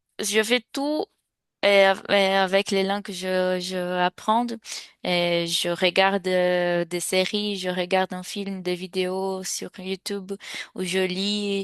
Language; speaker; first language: French; non-native, fluent; Portuguese